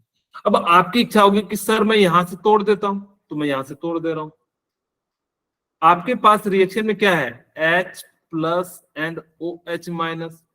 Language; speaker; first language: Hindi; native; Hindi